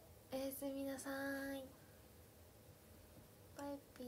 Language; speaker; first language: Japanese; native; Japanese